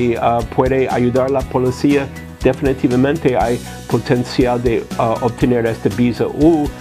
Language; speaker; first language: Spanish; non-native, fluent; English